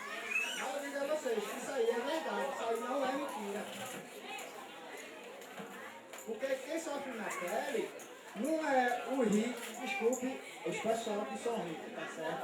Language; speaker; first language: Portuguese; native; Portuguese